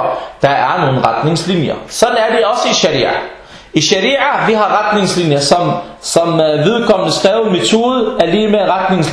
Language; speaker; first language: Danish; early bilingual, other home language; Arabic